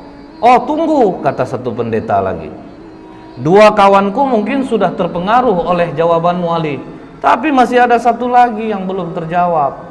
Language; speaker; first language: Indonesian; native; Indonesian